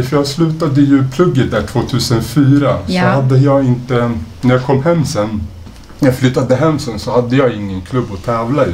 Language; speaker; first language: Swedish; native; Swedish